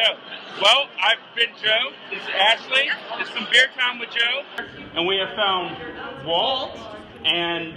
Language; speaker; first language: English; native; English